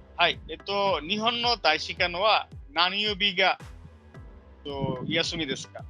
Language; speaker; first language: Japanese; non-native, fluent; Bangla